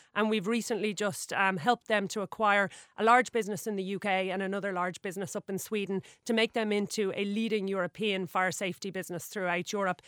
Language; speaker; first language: English; native; English